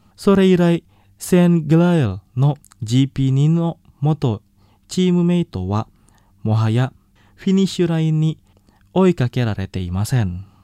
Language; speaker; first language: Japanese; non-native, fluent; Indonesian